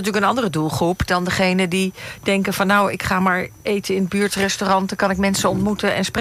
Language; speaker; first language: Dutch; native; Dutch